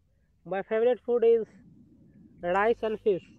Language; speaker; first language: English; non-native, learner; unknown